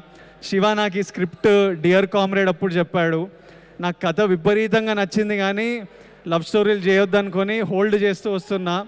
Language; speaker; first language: Telugu; native; Telugu